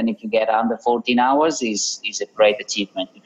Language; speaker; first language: English; non-native, fluent; Italian